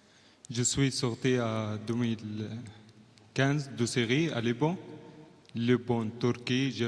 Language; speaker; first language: French; non-native, learner; Arabic